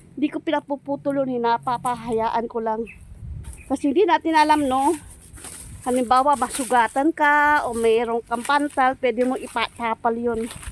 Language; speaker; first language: Filipino; non-native, local second language; Cebuano